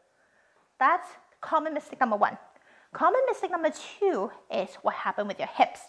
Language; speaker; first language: English; non-native, fluent; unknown